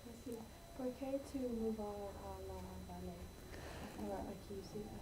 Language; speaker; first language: Spanish; non-native, fluent; English